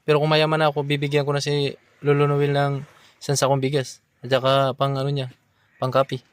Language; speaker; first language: Filipino; non-native, local second language; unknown